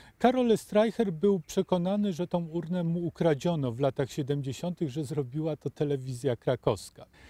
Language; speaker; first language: Polish; native; Polish